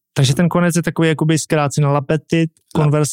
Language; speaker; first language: Czech; native; Czech